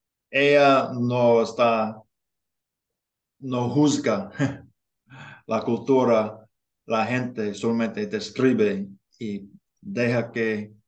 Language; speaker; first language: Spanish; non-native, learner; English